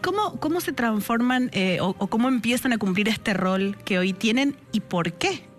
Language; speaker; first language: Spanish; native; Spanish